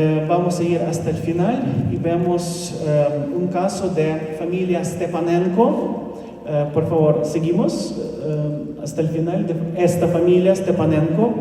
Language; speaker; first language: Spanish; non-native, fluent; Ukrainian